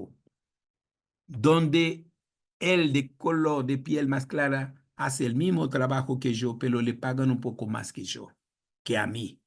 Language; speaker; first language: Spanish; non-native, fluent; Haitian Creole